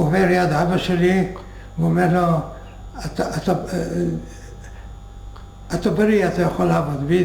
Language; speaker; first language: Hebrew; non-native, fluent; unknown